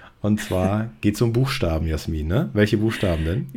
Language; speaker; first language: German; native; German